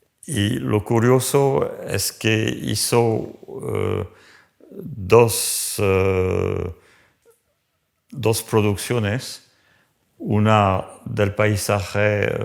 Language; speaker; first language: Spanish; non-native, fluent; French